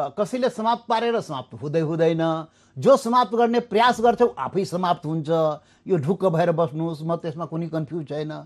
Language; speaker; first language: Nepali; non-native, local second language; Maithili